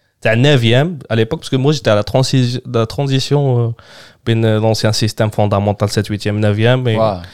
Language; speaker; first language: French; non-native, local second language; Arabic